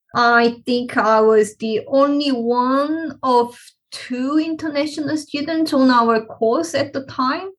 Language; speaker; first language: English; non-native, fluent; Korean